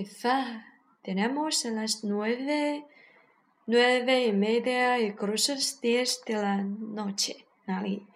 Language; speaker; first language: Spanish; non-native, learner; Chinese